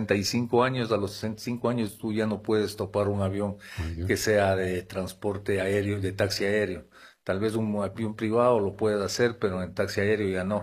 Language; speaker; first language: Spanish; non-native, local second language; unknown